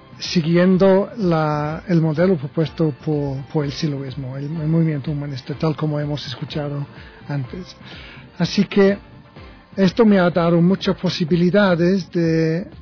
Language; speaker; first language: Spanish; non-native, fluent; English